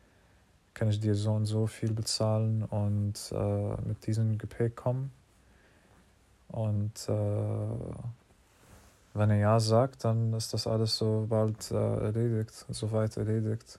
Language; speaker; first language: German; non-native, learner; English